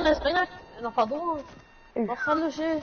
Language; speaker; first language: Arabic; native; Arabic